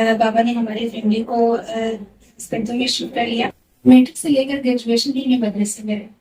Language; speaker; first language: Urdu; non-native, local second language; Balti